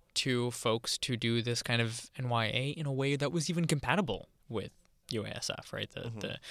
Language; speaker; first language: English; native; English